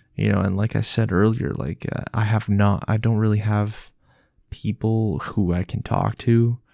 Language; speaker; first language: English; native; English